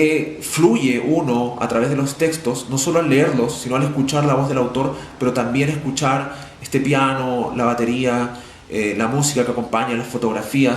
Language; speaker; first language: Spanish; native; Spanish